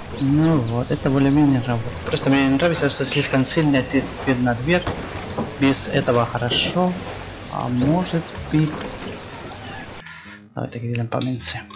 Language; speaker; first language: Russian; non-native, learner; Spanish